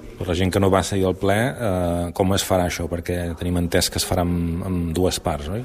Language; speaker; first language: Catalan; native; Catalan